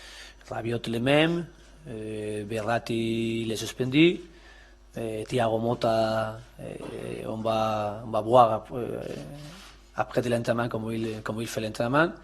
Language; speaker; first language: French; non-native, learner; Spanish